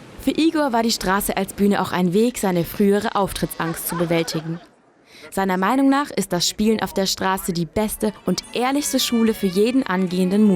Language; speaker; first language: German; native; German